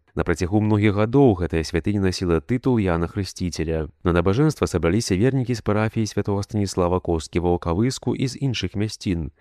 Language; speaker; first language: Belarusian; native; Belarusian